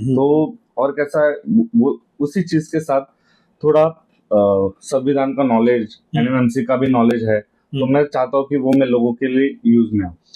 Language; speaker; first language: Hindi; non-native, local second language; Marathi